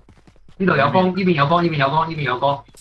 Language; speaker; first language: Chinese; native; Chinese